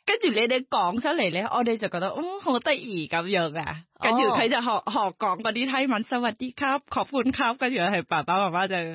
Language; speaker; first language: Cantonese; non-native, fluent; Thai